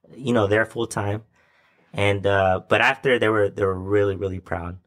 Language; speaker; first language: English; native; English